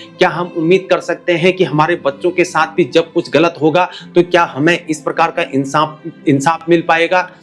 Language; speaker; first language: Hindi; native; Hindi